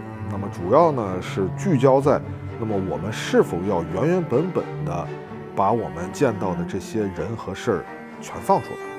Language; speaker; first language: Chinese; native; Chinese